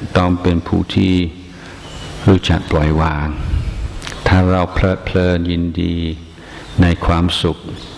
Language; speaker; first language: Thai; non-native, fluent; English